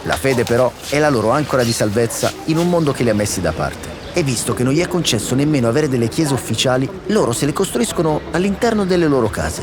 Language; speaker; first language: Italian; native; Italian